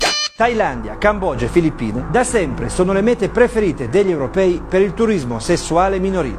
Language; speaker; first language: Italian; native; Italian